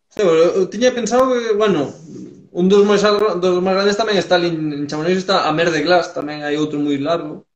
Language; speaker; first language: Galician; early bilingual, heritage; Galician